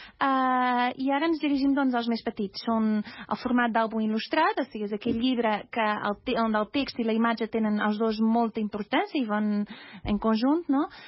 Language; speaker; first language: Catalan; non-native, fluent; Portuguese